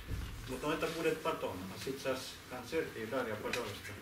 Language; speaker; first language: Russian; non-native, fluent; Finnish